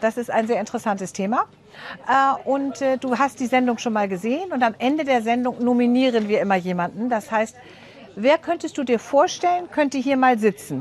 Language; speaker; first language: German; native; German